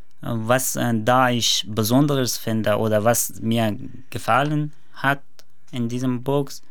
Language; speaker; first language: German; non-native, learner; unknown